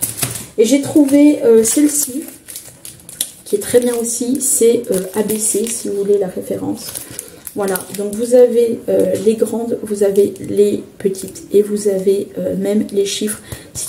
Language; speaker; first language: French; native; French